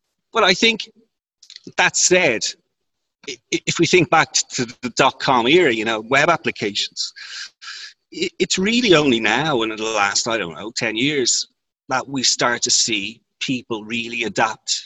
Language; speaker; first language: English; native; English